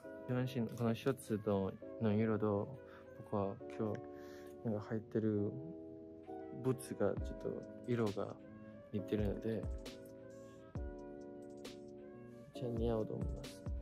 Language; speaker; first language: Japanese; non-native, fluent; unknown